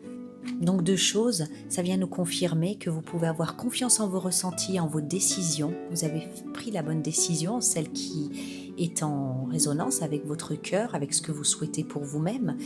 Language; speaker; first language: French; native; French